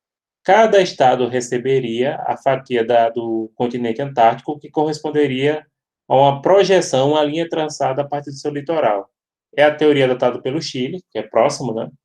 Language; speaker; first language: Portuguese; native; Portuguese